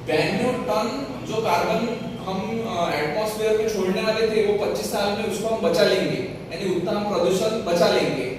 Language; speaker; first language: Hindi; non-native, local second language; Marathi